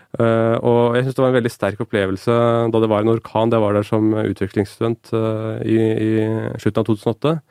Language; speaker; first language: Norwegian; early bilingual, other home language; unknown